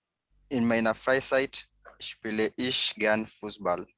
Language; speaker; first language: German; non-native, learner; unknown